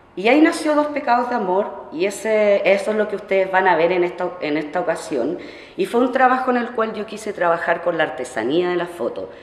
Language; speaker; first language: Spanish; native; Spanish